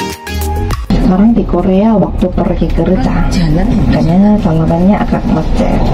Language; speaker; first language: Indonesian; non-native, fluent; Korean